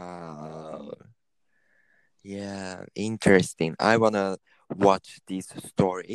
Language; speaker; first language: English; non-native, learner; Japanese